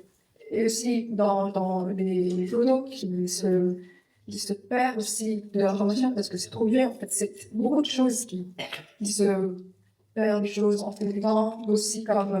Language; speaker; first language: French; non-native, fluent; Vietnamese